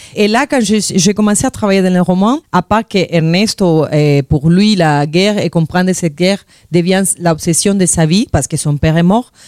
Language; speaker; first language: French; non-native, fluent; Spanish